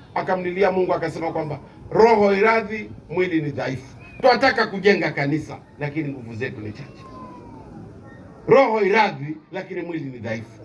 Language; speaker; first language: Swahili; native; Swahili